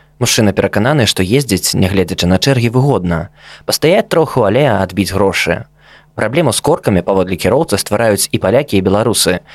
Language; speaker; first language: Belarusian; native; Belarusian